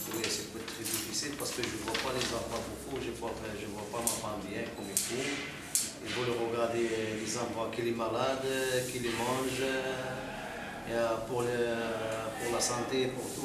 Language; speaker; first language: French; non-native, learner; Arabic